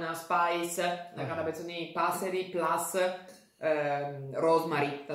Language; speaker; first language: Japanese; non-native, learner; Italian